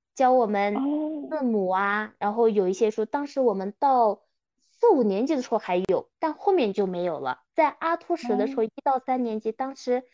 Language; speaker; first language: Chinese; non-native, local second language; Kyrgyz